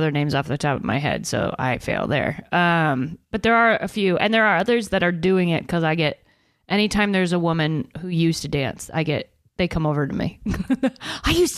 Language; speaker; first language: English; native; English